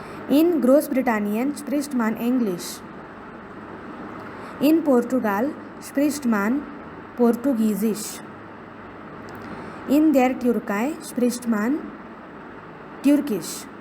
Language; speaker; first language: German; non-native, fluent; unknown